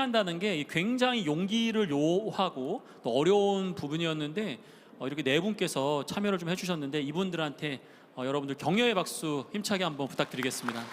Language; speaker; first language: Korean; native; Korean